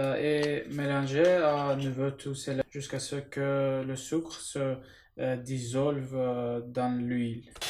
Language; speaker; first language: French; non-native, learner; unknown